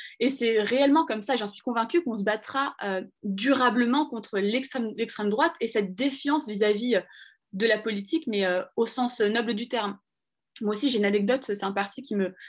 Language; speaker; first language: French; early bilingual, other home language; Arabic